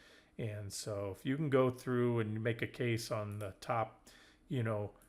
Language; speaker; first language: English; native; English